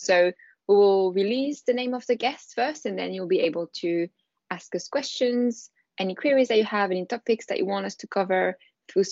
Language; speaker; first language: English; non-native, fluent; French